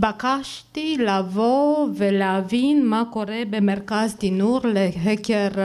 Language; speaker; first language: Hebrew; non-native, fluent; Romanian